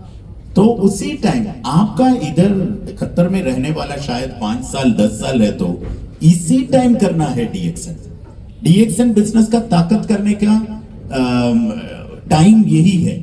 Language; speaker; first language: Hindi; non-native, learner; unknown